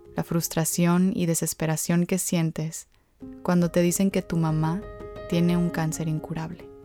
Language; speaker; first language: Spanish; early bilingual, heritage; Spanish